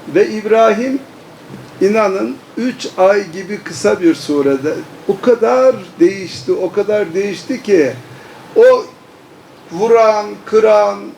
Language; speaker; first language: Turkish; native; Turkish